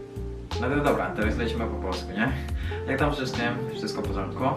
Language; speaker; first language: Polish; non-native, learner; Indonesian